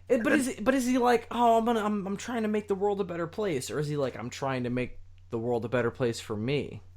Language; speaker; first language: English; native; English